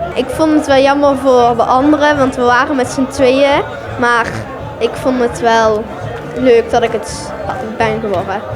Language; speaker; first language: Dutch; native; Dutch